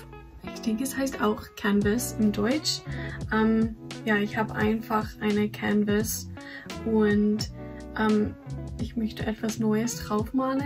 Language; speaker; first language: German; non-native, fluent; English